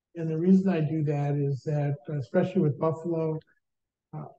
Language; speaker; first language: English; native; English